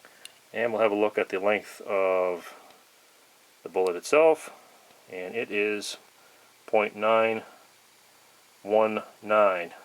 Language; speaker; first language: English; native; English